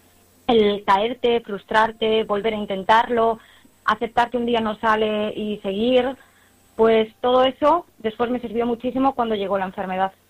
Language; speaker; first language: Spanish; native; Spanish